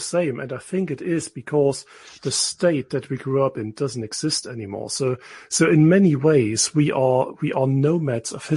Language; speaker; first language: English; non-native, fluent; German